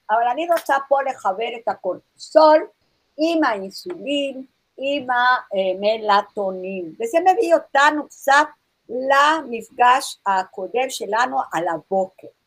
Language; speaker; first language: Hebrew; non-native, fluent; English